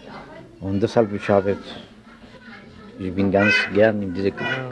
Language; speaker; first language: German; non-native, learner; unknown